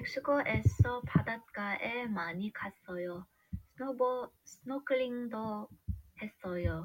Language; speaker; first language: Korean; non-native, learner; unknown